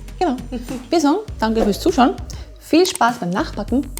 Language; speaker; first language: German; native; German